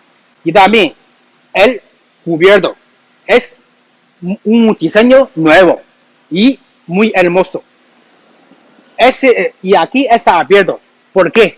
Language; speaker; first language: Spanish; non-native, learner; Chinese